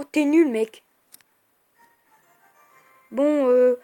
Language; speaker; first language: French; native; French